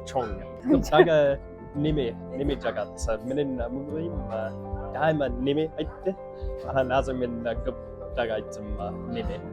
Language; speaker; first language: Kyrgyz; non-native, learner; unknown